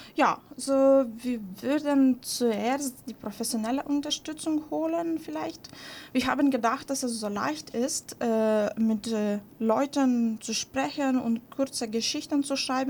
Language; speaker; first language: German; non-native, fluent; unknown